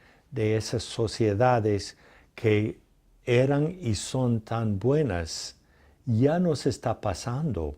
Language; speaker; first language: Spanish; non-native, fluent; English